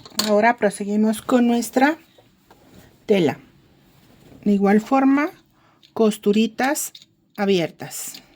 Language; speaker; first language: Spanish; native; Spanish